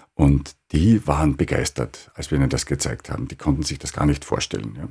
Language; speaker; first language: German; native; German